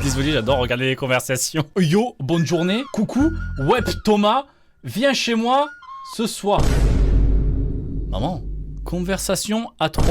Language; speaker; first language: French; native; French